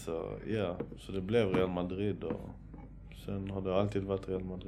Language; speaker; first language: Swedish; early bilingual, other home language; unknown